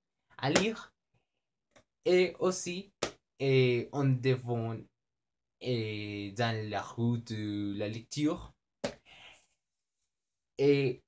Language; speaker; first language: French; non-native, learner; Spanish